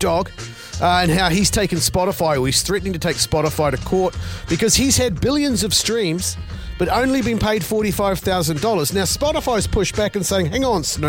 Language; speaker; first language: English; native; English